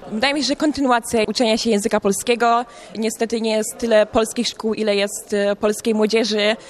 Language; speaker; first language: Polish; native; Polish